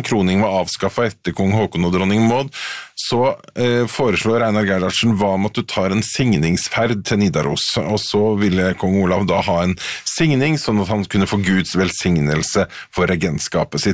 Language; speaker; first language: Norwegian; native; Norwegian